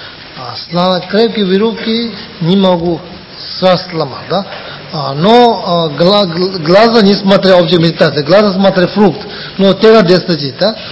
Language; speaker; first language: Russian; non-native, learner; Tibetan